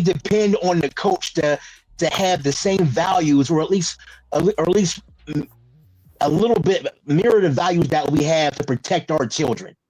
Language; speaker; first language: English; native; English